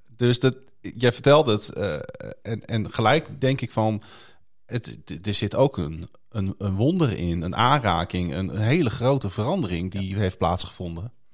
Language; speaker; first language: Dutch; native; Dutch